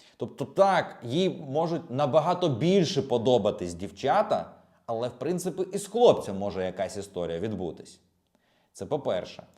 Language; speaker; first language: Ukrainian; native; Ukrainian